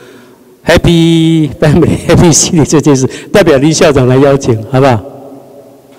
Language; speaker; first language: Chinese; native; Chinese